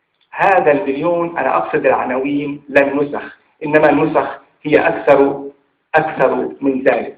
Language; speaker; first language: Arabic; native; Arabic